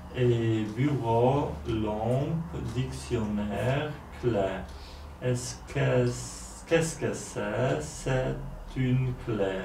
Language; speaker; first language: French; non-native, learner; Polish